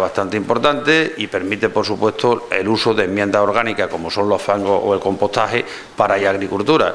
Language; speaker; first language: Spanish; native; Spanish